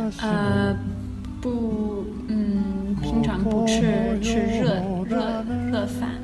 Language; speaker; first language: Chinese; non-native, learner; Danish